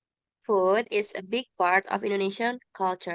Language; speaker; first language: English; non-native, learner; Indonesian